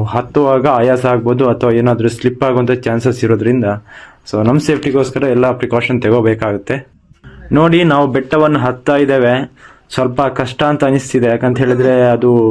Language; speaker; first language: Kannada; non-native, local second language; Tulu